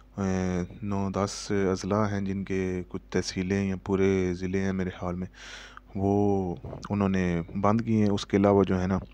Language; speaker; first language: Urdu; native; Urdu